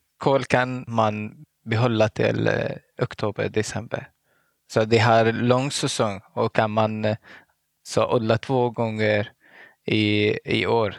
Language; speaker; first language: Swedish; non-native, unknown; Arabic